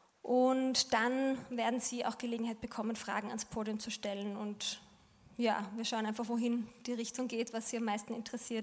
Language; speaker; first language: German; native; German